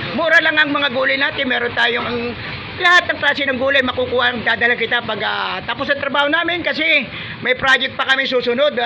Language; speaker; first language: Filipino; native; Filipino